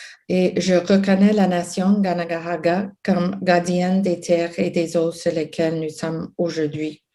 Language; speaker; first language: French; non-native, local second language; English